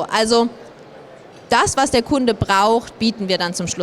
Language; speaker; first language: German; native; German